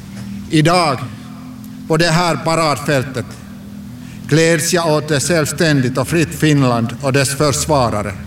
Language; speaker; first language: Swedish; non-native, local second language; Finnish